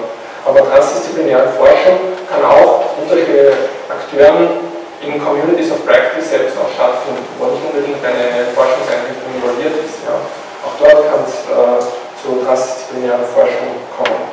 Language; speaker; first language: German; native; German